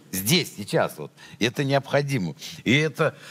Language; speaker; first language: Russian; native; Russian